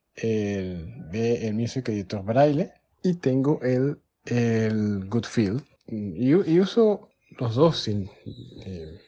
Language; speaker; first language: Spanish; native; Spanish